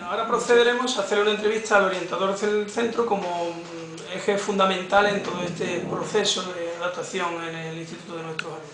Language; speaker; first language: Spanish; native; Spanish